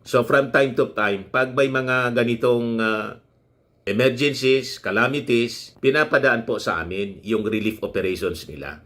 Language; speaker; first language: Filipino; non-native, local second language; Bikol